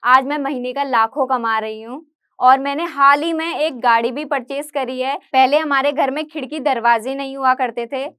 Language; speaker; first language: Hindi; native; Hindi